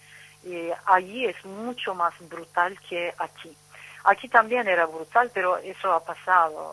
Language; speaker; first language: Spanish; non-native, fluent; Turkish